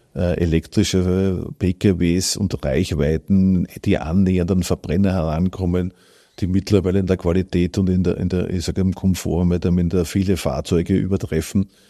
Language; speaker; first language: German; native; German